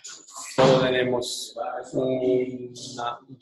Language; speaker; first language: Spanish; non-native, learner; English